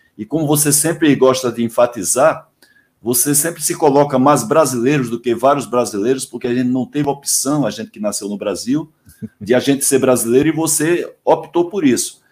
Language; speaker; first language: Portuguese; native; Portuguese